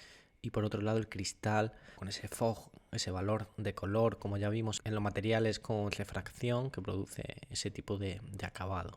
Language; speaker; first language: Spanish; native; Spanish